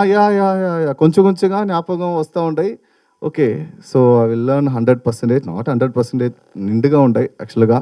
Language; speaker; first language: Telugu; non-native, learner; Tamil